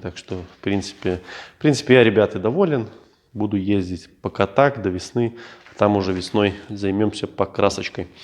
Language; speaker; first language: Russian; native; Russian